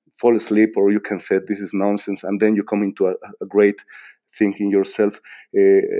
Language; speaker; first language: English; non-native, fluent; Spanish